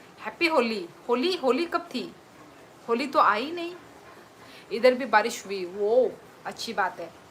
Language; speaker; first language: Hindi; non-native, local second language; Kok Borok